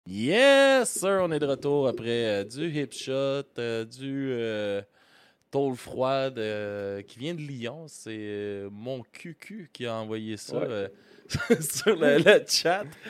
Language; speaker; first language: French; native; French